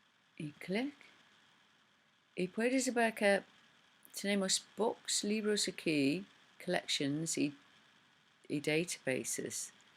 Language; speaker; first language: Spanish; non-native, learner; English